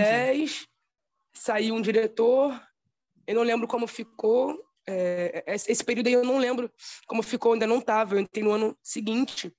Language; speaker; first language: Portuguese; native; Portuguese